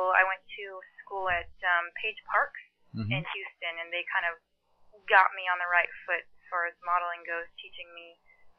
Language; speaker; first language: English; early bilingual, other home language; Chinese